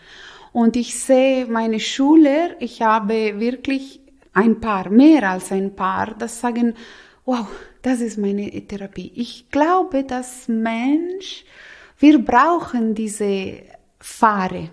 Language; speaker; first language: German; non-native, local second language; Italian